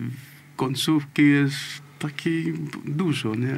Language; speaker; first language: Polish; non-native, learner; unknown